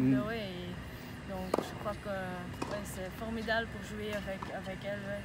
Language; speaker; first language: French; non-native, learner; Dutch